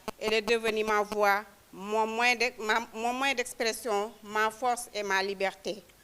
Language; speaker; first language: French; non-native, local second language; Wolof